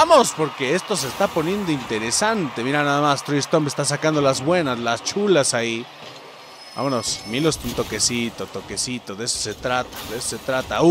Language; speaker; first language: Spanish; native; Spanish